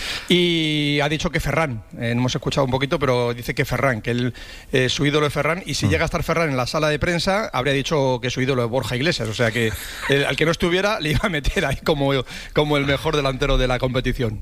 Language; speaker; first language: Spanish; native; Spanish